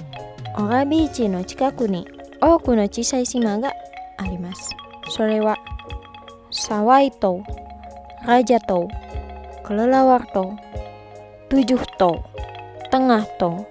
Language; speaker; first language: Japanese; non-native, fluent; Indonesian